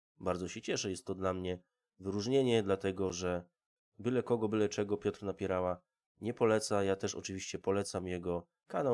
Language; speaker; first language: Polish; native; Polish